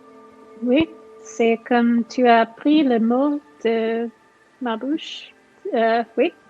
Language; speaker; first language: French; non-native, fluent; English